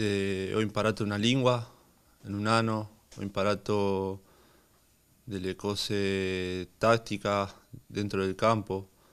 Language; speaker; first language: Italian; non-native, learner; Spanish